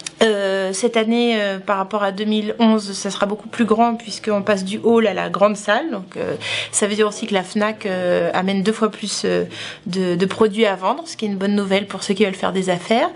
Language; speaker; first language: French; native; French